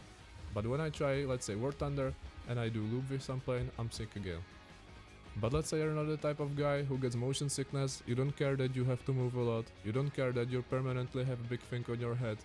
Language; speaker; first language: English; non-native, fluent; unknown